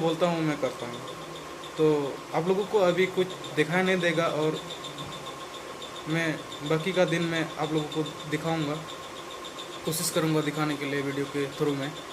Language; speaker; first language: Hindi; non-native, local second language; Santali